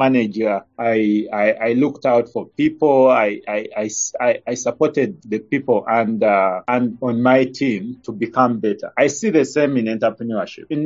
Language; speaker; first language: English; non-native, local second language; Ganda